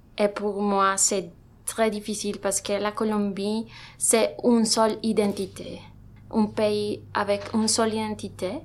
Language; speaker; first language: French; non-native, learner; Spanish